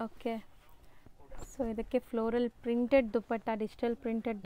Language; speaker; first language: Kannada; native; Kannada